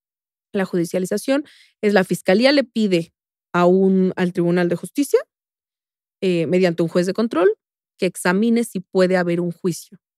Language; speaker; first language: Spanish; native; Spanish